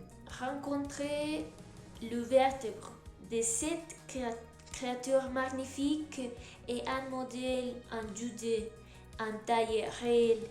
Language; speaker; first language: French; non-native, learner; Spanish